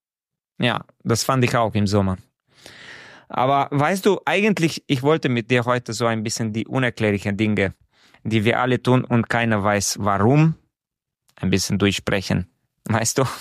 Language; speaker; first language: German; non-native, fluent; Romanian